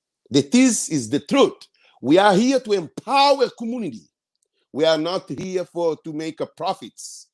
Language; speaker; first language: English; non-native, learner; Kabuverdianu